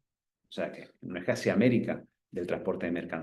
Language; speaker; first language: Spanish; native; Spanish